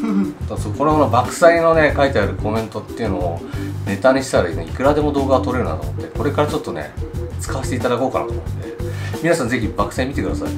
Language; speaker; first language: Japanese; native; Japanese